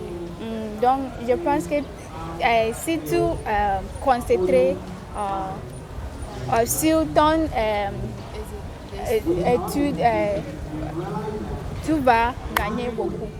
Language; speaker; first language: French; non-native, learner; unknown